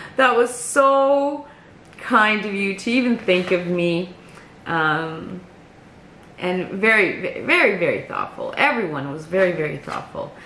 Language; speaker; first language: English; native; English